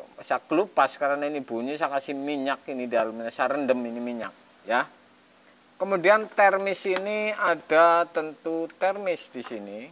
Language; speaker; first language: Indonesian; native; Indonesian